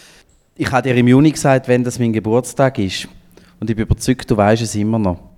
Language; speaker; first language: German; native; German